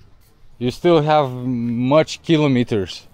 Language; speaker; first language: English; non-native, learner; Lithuanian